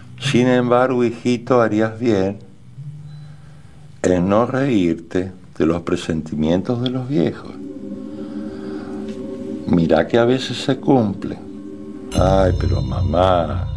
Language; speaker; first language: Spanish; native; Spanish